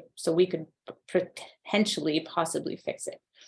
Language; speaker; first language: English; native; English